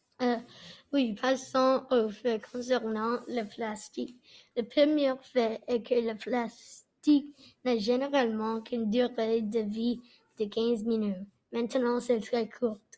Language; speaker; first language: French; non-native, learner; English